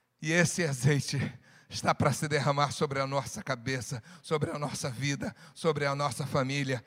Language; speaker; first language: Portuguese; native; Portuguese